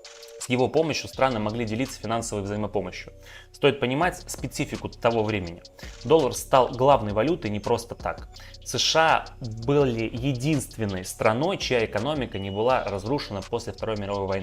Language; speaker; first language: Russian; native; Russian